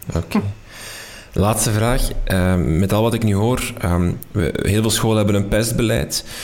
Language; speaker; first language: Dutch; native; Dutch